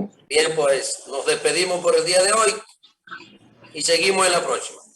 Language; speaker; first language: Spanish; native; Spanish